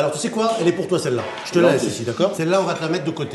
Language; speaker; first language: French; native; French